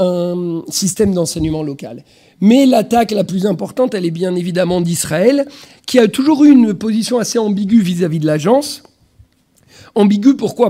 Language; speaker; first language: French; native; French